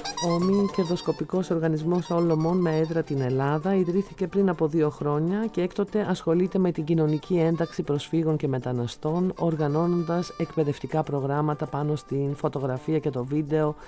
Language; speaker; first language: Greek; native; Greek